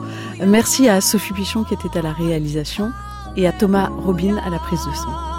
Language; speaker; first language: French; native; French